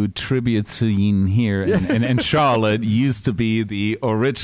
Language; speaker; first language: English; non-native, fluent; German